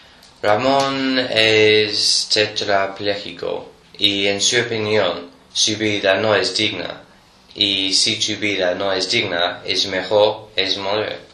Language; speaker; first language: Spanish; non-native, learner; English